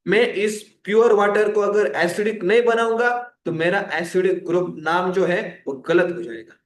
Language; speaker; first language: Hindi; non-native, local second language; Marathi